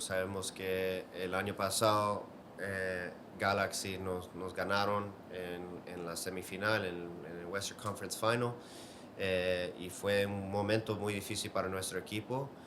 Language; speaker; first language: Spanish; early bilingual, heritage; English